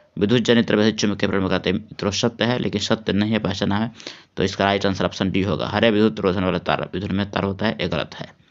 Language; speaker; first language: Hindi; native; Hindi